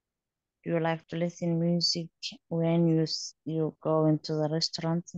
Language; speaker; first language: English; non-native, learner; Somali